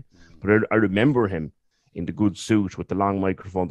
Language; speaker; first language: English; native; English